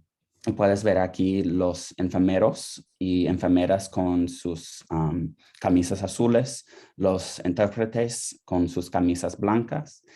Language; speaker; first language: Spanish; non-native, fluent; English